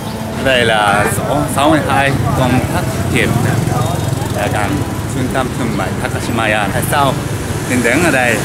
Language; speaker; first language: Vietnamese; non-native, learner; Japanese